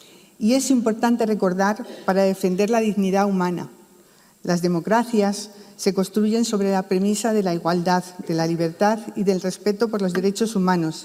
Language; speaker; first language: Spanish; native; Spanish